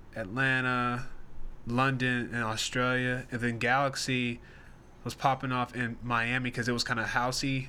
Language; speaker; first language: English; native; English